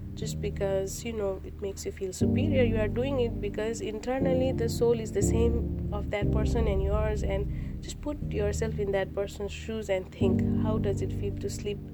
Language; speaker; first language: English; non-native, local second language; Nepali